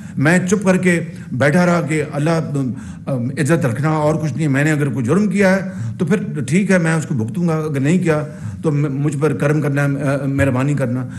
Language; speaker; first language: Urdu; non-native, local second language; Punjabi